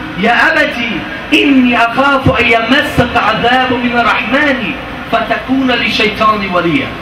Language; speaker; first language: Arabic; non-native, fluent; German